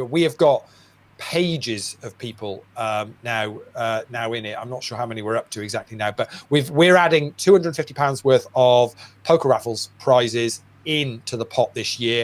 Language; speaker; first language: English; native; English